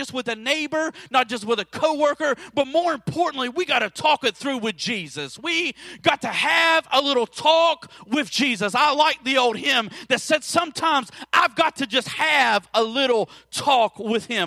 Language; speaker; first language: English; native; English